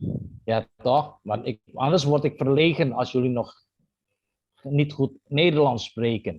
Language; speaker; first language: Dutch; non-native, fluent; Indonesian